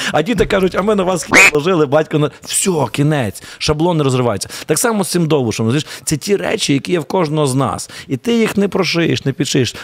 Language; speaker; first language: Ukrainian; native; Ukrainian